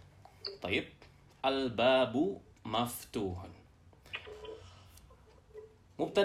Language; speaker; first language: Arabic; non-native, fluent; Indonesian